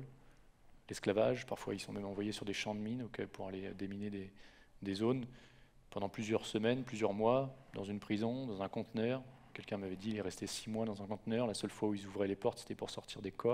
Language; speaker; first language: French; native; French